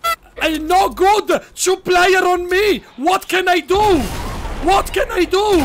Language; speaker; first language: English; non-native, learner; Italian